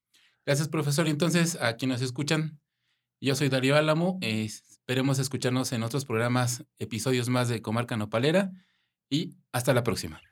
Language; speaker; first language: Spanish; native; Spanish